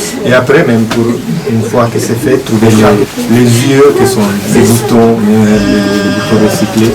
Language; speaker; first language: French; non-native, fluent; Italian